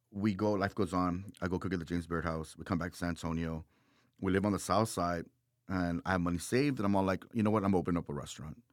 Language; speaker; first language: English; native; English